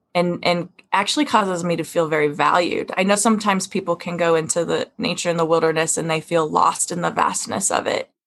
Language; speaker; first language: English; native; English